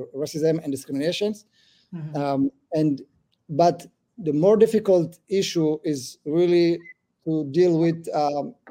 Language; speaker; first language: English; early bilingual, other home language; Amharic